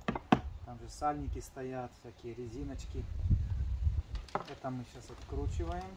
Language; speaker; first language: Russian; native; Russian